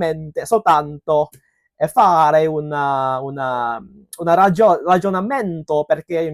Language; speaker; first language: Italian; non-native, fluent; Cantonese